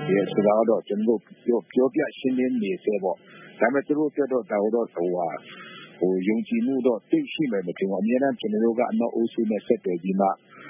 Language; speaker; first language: Burmese; non-native, local second language; Kachin